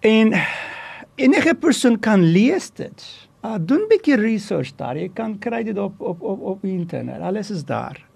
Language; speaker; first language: Afrikaans; non-native, fluent; Turkish